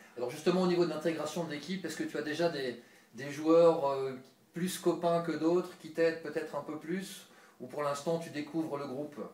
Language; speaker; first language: French; native; French